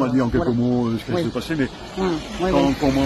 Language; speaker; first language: French; native; French